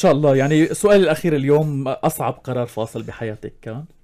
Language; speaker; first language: Arabic; native; Arabic